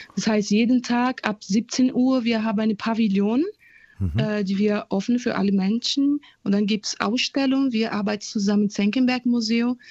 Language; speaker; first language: German; non-native, fluent; Portuguese